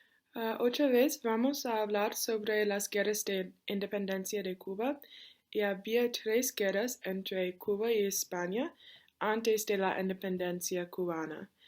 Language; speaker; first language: Spanish; non-native, learner; English